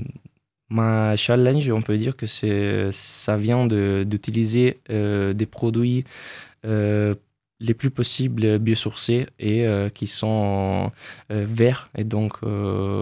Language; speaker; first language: French; non-native, fluent; Italian